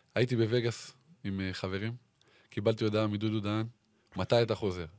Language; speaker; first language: Hebrew; native; Hebrew